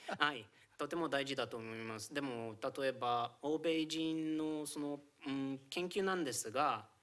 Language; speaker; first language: Japanese; non-native, fluent; Romanian